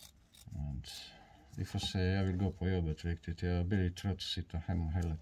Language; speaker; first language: Swedish; non-native, learner; Romanian